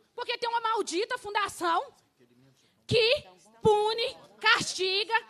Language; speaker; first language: Portuguese; native; Portuguese